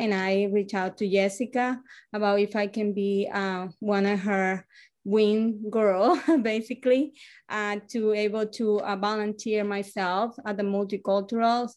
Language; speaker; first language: English; non-native, learner; Spanish